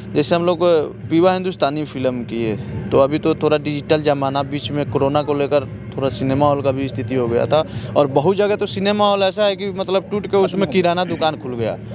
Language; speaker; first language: Hindi; native; Hindi